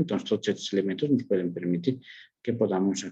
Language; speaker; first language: Spanish; native; Spanish